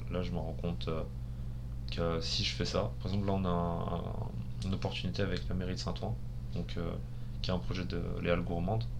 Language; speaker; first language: French; early bilingual, other home language; Spanish